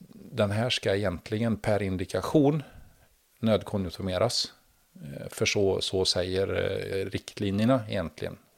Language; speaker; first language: Swedish; native; Swedish